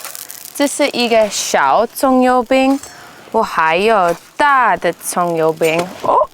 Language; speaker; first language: Chinese; early bilingual, heritage; English